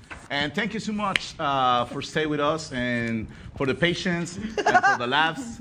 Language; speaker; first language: English; non-native, fluent; Spanish